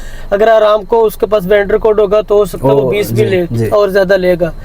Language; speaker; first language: Hindi; native; Hindi